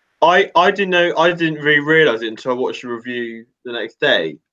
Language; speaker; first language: English; native; English